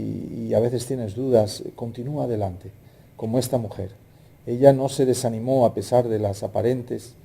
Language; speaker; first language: Spanish; native; Spanish